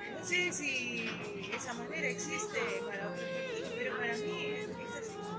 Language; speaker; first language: Spanish; non-native, fluent; Greek